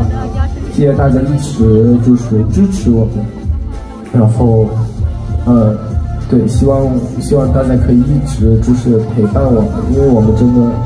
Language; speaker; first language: Chinese; non-native, fluent; Thai